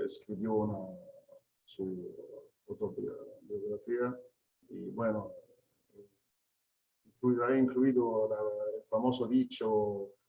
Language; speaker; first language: Spanish; non-native, fluent; Arabic